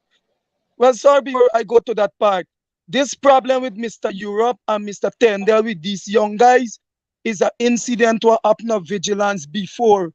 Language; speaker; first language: English; native; English